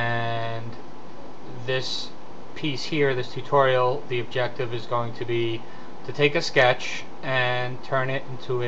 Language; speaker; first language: English; native; English